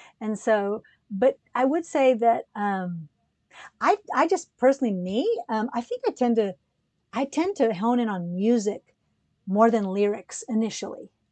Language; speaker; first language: English; early bilingual, other home language; Spanish